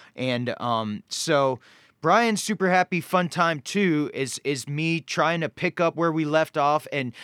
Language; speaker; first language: English; native; English